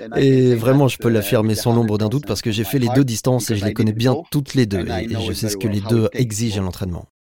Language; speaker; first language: French; non-native, fluent; Polish